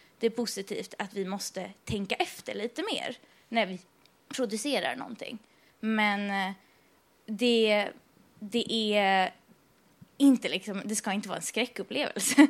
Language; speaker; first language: Swedish; early bilingual, other home language; Persian